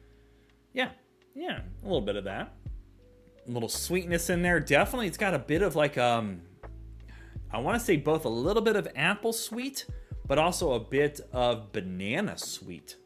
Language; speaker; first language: English; native; English